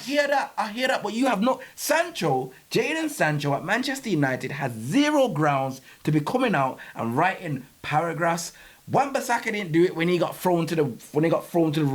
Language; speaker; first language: English; native; English